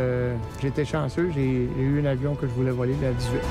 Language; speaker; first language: French; native; French